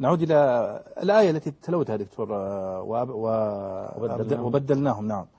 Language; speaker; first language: Arabic; native; Arabic